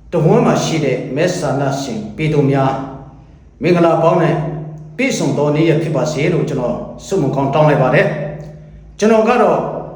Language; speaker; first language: Burmese; non-native, local second language; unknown